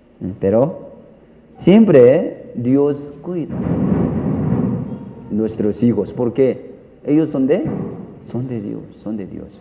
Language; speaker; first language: Spanish; non-native, learner; Korean